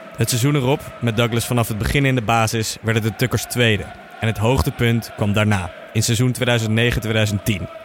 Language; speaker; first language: Dutch; native; Dutch